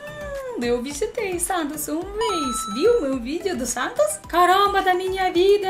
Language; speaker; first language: Portuguese; non-native, learner; Russian